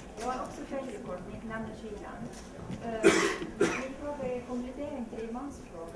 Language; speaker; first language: Swedish; non-native, local second language; Kurdish